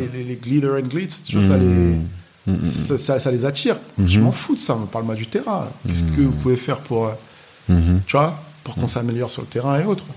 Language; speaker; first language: French; native; French